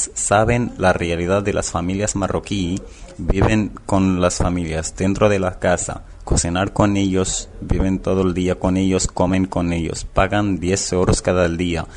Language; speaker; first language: Spanish; non-native, learner; Arabic